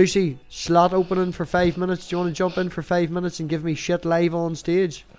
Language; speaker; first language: English; native; English